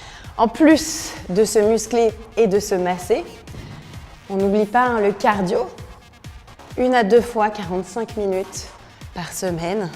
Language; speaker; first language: French; native; French